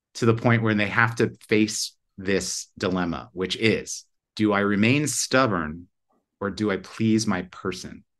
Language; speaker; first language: English; native; English